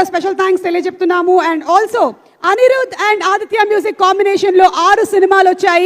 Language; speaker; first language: Telugu; native; Telugu